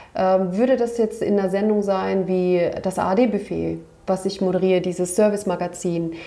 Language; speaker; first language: German; early bilingual, other home language; Turkish